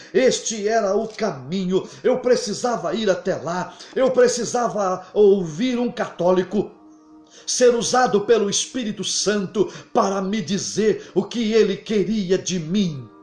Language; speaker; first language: Portuguese; native; Portuguese